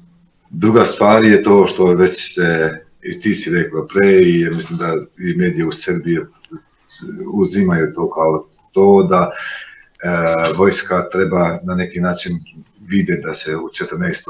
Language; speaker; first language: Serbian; non-native, local second language; Albanian